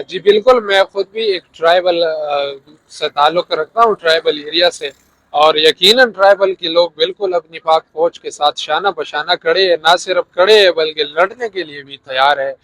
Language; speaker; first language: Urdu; non-native, local second language; Pashto